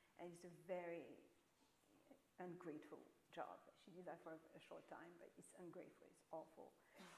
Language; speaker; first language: English; non-native, fluent; French